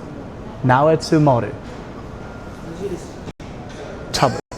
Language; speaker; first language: Japanese; non-native, learner; English